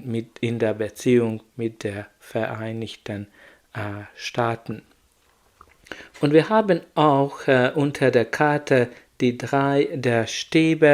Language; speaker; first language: German; non-native, learner; Hungarian